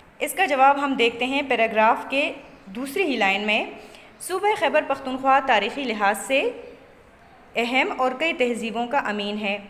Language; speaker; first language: Urdu; native; Urdu